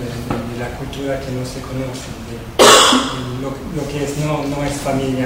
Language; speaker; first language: Spanish; non-native, fluent; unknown